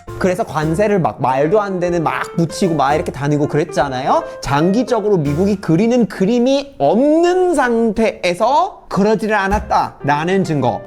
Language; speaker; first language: Korean; non-native, fluent; English